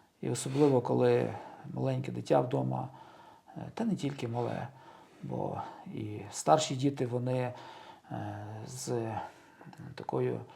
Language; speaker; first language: Ukrainian; native; Ukrainian